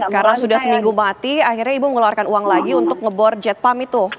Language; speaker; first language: Indonesian; native; Indonesian